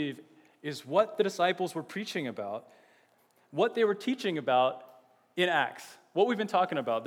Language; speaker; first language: English; native; English